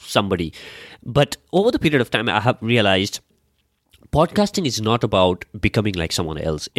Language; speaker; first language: English; non-native, local second language; Nepali